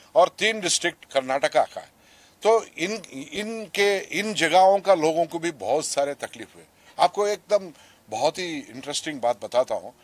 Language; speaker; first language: Hindi; non-native, local second language; Telugu